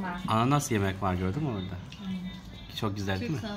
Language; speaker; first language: Turkish; non-native, learner; Chinese